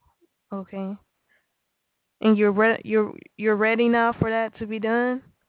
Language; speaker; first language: English; native; English